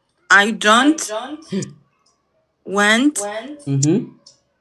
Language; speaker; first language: English; non-native, learner; Amharic